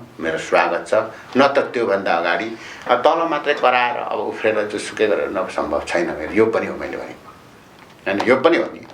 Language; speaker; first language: Nepali; non-native, local second language; Limbu